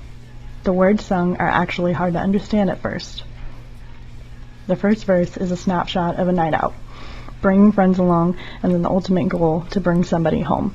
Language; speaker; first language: English; native; English